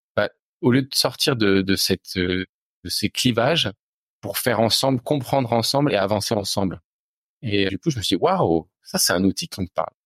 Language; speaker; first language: French; native; French